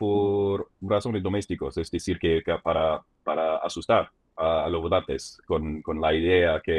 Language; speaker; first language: Spanish; non-native, fluent; English